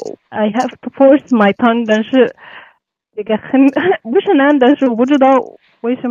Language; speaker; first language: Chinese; non-native, learner; Arabic